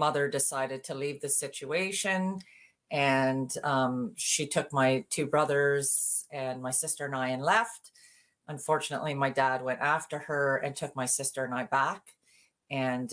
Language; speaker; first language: English; native; English